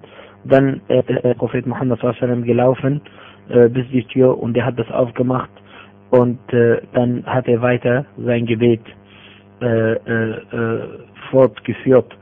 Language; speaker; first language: German; non-native, fluent; Arabic